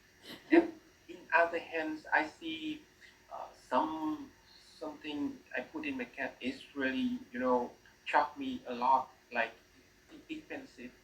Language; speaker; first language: English; non-native, learner; Vietnamese